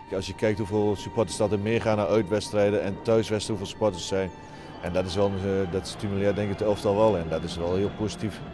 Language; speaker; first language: Dutch; native; Dutch